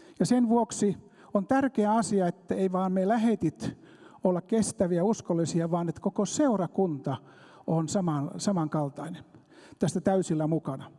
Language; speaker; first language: Finnish; native; Finnish